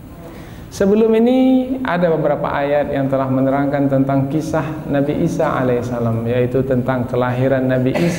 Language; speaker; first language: Malay; native; Malay